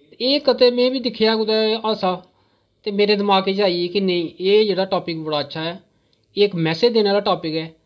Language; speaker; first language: Punjabi; non-native, local second language; Dogri